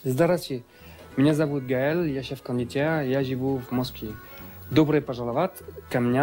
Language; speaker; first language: Russian; non-native, learner; French